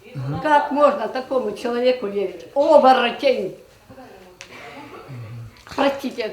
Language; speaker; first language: Russian; native; Russian